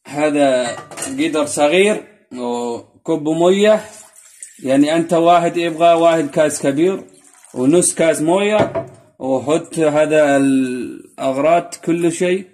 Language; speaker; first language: Arabic; non-native, learner; Urdu